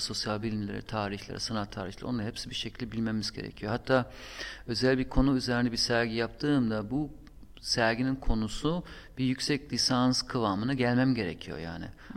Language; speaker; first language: Turkish; non-native, fluent; German